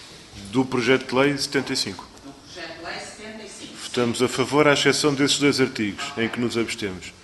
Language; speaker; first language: Portuguese; native; Portuguese